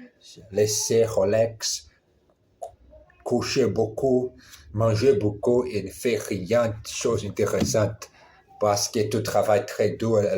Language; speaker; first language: French; non-native, learner; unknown